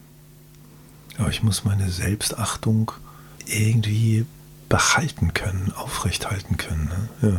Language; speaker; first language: German; native; German